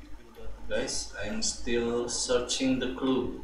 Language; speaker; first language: English; non-native, learner; Indonesian